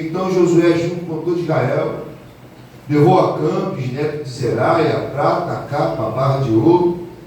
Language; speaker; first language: Portuguese; native; Portuguese